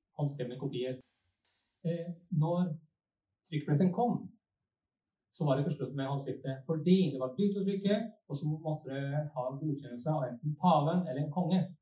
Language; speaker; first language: Norwegian; non-native, fluent; Spanish